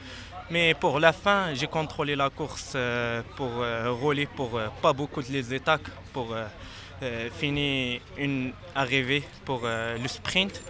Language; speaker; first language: French; non-native, learner; Arabic